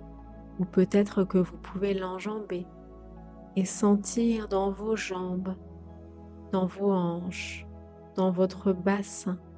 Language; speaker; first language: French; native; French